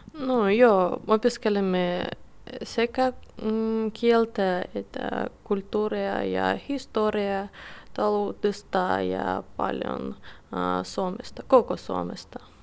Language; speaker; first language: Finnish; non-native, fluent; Russian